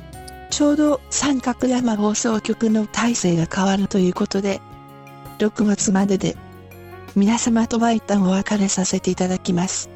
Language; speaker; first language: Japanese; native; Japanese